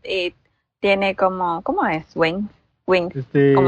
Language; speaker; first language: Spanish; non-native, learner; Filipino